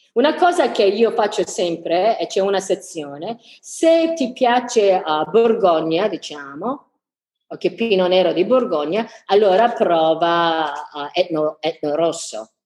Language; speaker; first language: Italian; non-native, fluent; English